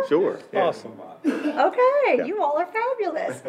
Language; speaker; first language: English; native; English